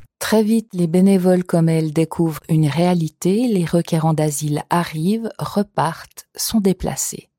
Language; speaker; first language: French; native; French